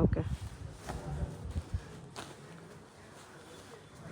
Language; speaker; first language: Kannada; native; Kannada